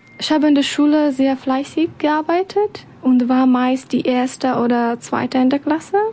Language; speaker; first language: German; non-native, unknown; Persian